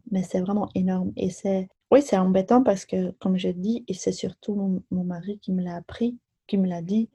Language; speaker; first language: French; non-native, local second language; Dutch